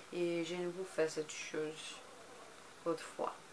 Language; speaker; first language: French; non-native, learner; Portuguese